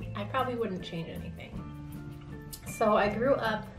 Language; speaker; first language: English; native; English